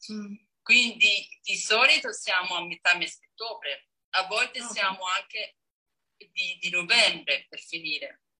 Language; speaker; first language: Italian; non-native, fluent; Danish